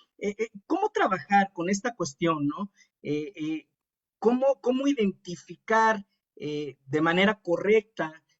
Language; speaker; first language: Spanish; native; Spanish